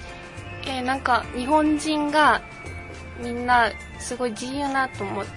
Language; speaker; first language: Japanese; non-native, fluent; Mongolian